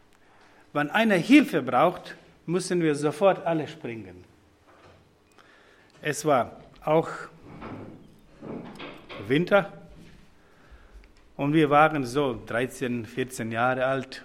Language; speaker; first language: German; non-native, fluent; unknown